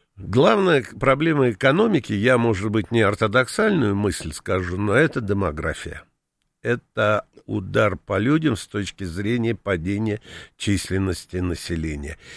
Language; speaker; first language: Russian; native; Russian